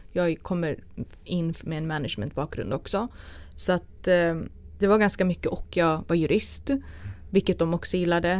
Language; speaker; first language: Swedish; early bilingual, other home language; Turoyo